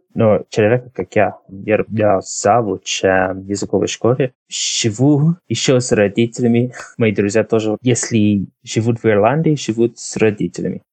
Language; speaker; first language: Russian; non-native, fluent; English